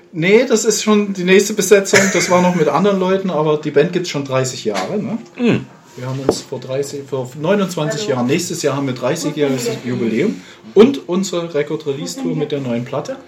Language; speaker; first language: German; native; German